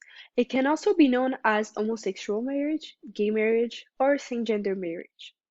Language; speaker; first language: English; non-native, local second language; French